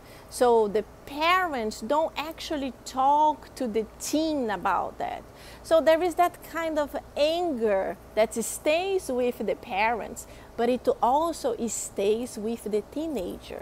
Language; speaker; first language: English; non-native, fluent; Portuguese